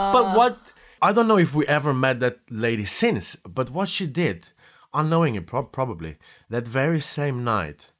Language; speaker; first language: English; non-native, fluent; Slovenian